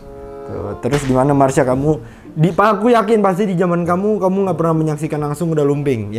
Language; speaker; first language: Indonesian; native; Indonesian